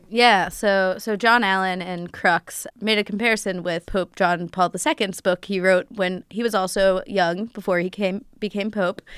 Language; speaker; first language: English; native; English